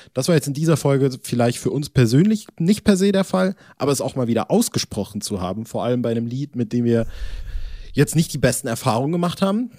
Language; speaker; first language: German; native; German